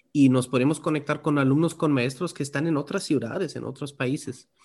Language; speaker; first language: Spanish; non-native, fluent; German